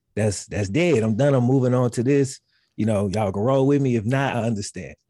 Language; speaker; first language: English; native; English